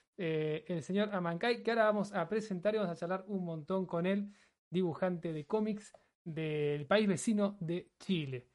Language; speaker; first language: Spanish; native; Spanish